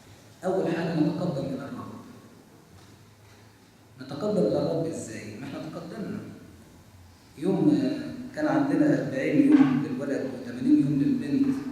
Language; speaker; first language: Arabic; native; Arabic